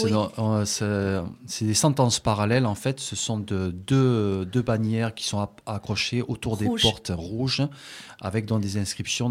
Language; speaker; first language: French; native; French